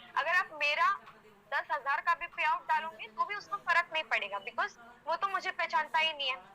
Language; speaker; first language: Hindi; non-native, local second language; Gujarati